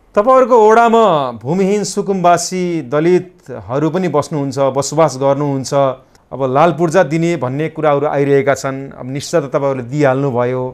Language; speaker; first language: Nepali; native; Nepali